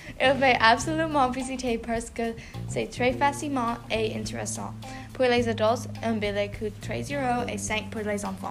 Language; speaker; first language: French; non-native, learner; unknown